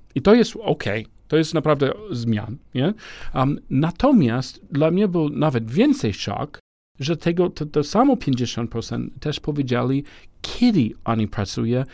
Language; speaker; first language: Polish; non-native, learner; English